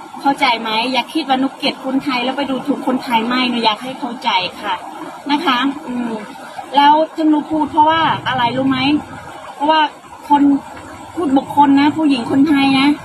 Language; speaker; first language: Thai; non-native, learner; Khmer